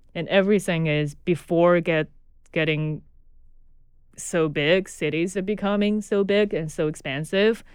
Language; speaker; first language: English; non-native, fluent; Chinese